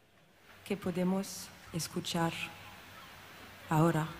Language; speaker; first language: Spanish; non-native, learner; French